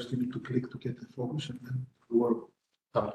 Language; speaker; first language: English; non-native, fluent; Greek